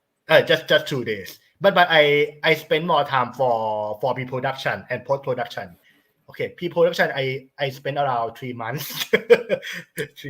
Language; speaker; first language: English; non-native, learner; Thai